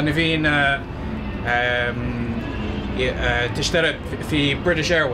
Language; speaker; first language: Arabic; non-native, learner; English